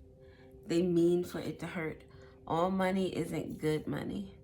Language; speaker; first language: English; native; English